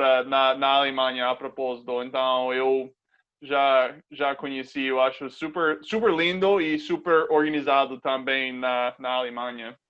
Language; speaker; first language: Portuguese; non-native, fluent; English